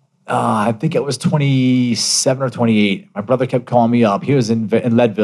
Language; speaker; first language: English; early bilingual, other home language; Italian